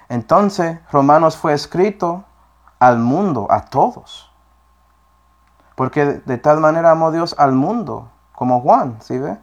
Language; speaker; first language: Spanish; non-native, fluent; English